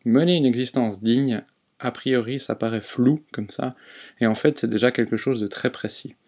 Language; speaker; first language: French; native; French